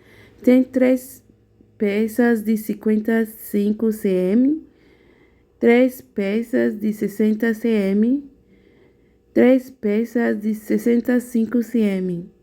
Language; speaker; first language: Portuguese; non-native, learner; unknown